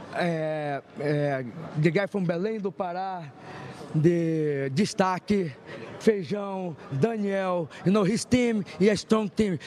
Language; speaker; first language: English; non-native, fluent; Portuguese